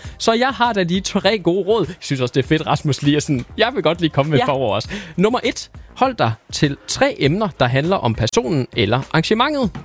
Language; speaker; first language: Danish; native; Danish